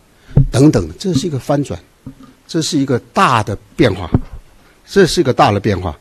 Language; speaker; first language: Chinese; native; Chinese